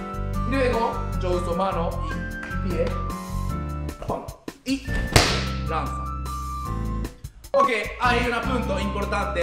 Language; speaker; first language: Spanish; non-native, learner; Japanese